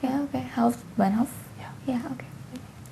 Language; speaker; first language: German; non-native, learner; Indonesian